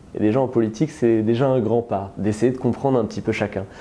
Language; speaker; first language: French; native; French